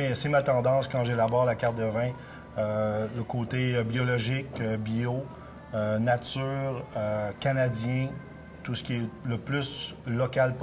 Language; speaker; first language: French; native; French